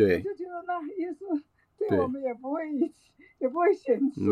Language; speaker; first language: Chinese; native; Chinese